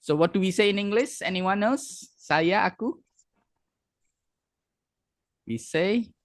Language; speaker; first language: English; non-native, fluent; Indonesian